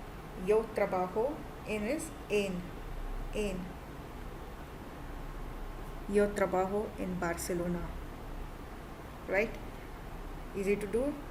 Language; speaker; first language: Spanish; non-native, fluent; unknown